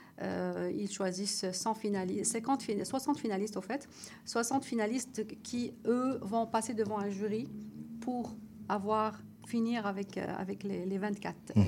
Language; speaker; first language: French; non-native, local second language; Arabic